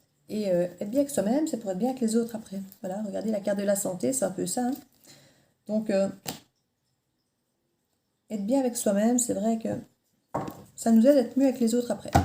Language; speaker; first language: French; native; French